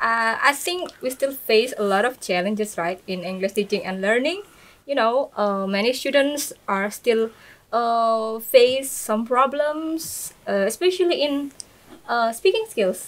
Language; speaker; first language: English; non-native, fluent; Indonesian